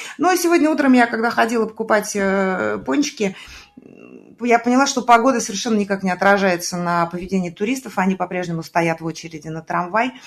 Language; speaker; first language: Russian; native; Russian